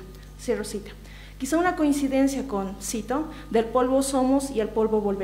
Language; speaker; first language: Spanish; native; Spanish